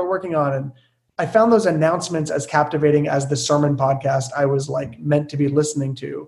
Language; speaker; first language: English; native; English